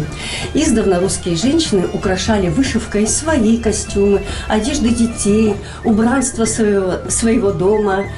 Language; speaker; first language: Russian; native; Russian